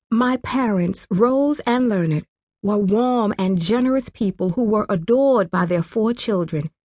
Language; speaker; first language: English; non-native, local second language; Kinyarwanda